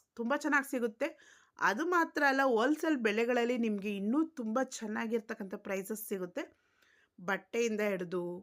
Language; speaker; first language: Kannada; non-native, local second language; Tamil